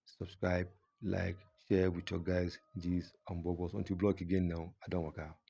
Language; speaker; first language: Nigerian Pidgin; non-native, local second language; Yoruba